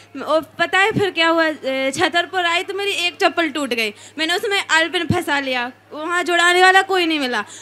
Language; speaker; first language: Hindi; native; Hindi